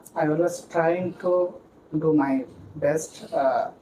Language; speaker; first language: English; non-native, local second language; Bangla